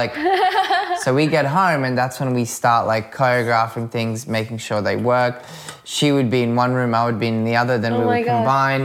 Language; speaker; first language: English; early bilingual, other home language; Russian